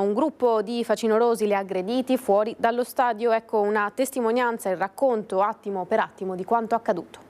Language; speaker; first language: Italian; native; Italian